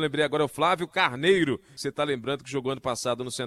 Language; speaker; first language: Portuguese; native; Portuguese